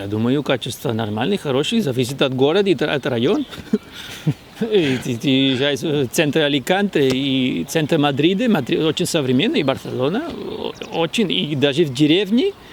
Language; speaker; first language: Russian; non-native, fluent; Spanish